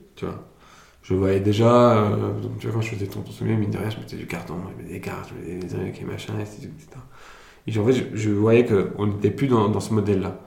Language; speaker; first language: French; early bilingual, other home language; Italian